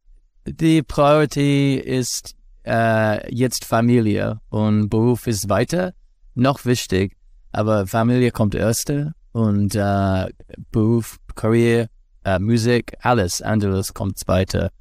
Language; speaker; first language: German; non-native, learner; English